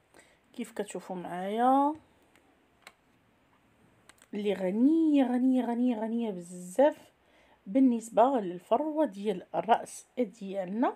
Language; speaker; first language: Arabic; native; Arabic